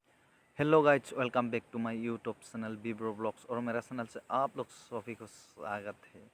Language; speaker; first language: Hindi; non-native, local second language; Bodo